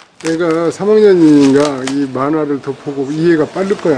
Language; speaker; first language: Korean; native; Korean